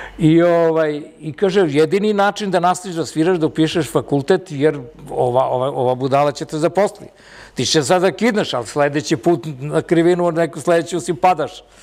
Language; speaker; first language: Serbian; early bilingual, other home language; Italian